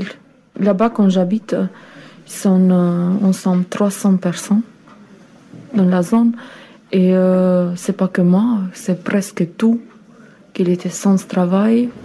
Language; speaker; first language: French; non-native, learner; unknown